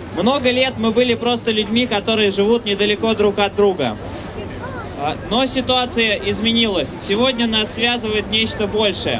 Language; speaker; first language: Russian; native; Russian